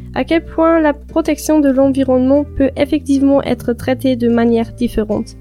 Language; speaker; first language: French; non-native, fluent; German